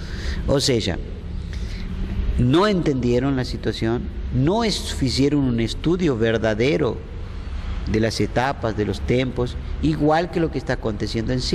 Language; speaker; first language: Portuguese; non-native, fluent; Spanish